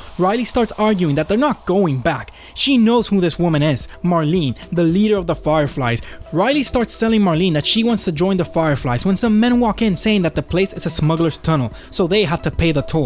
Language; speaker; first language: English; native; English